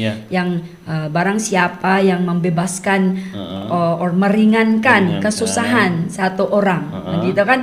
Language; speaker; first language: Indonesian; non-native, learner; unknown